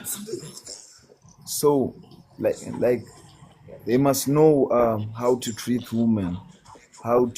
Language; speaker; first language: English; non-native, learner; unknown